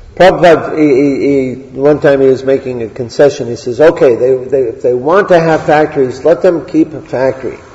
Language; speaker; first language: English; native; English